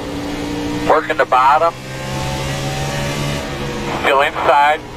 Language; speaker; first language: English; native; English